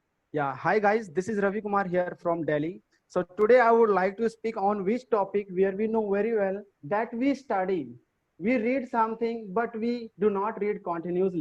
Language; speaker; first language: English; non-native, learner; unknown